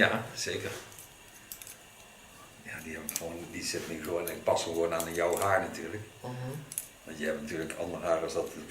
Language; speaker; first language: Dutch; native; Dutch